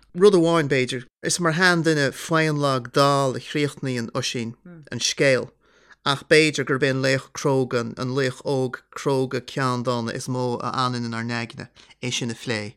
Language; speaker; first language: Irish; native; Irish